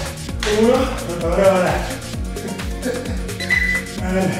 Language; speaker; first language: Spanish; native; Spanish